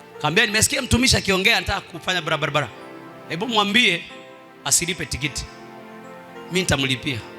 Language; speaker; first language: Swahili; non-native, local second language; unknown